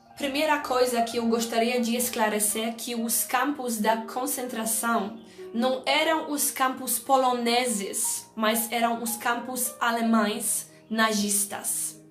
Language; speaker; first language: Portuguese; non-native, fluent; Polish